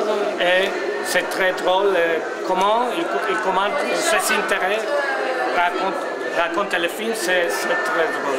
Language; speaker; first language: French; non-native, learner; Spanish